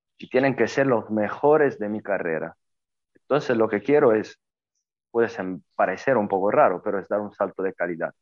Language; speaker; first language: Spanish; non-native, fluent; Italian